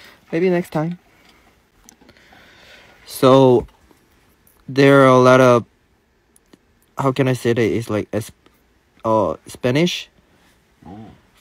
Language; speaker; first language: English; non-native, learner; Korean